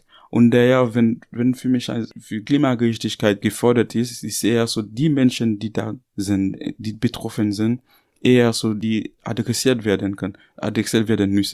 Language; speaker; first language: German; non-native, learner; Haitian Creole